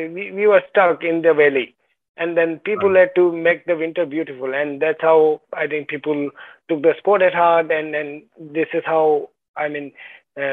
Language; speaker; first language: English; non-native, local second language; Ladakhi